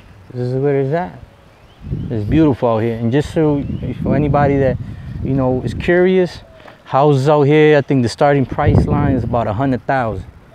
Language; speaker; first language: English; early bilingual, other home language; Spanish